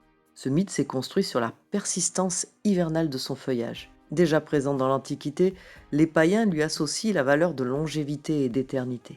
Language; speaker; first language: French; native; French